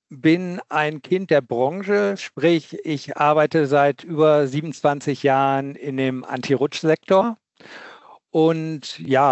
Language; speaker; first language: German; native; German